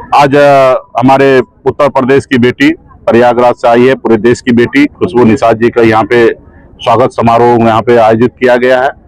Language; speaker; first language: Hindi; native; Hindi